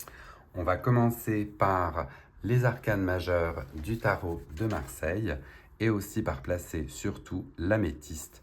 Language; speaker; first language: French; native; French